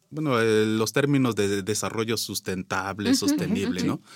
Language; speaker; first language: Spanish; non-native, local second language; Nahuatl languages